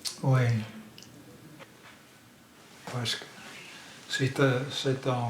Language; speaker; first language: French; non-native, learner; English